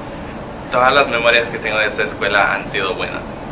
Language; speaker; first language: Spanish; non-native, learner; English